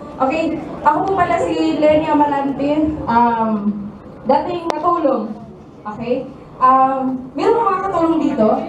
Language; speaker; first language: Filipino; non-native, local second language; Cebuano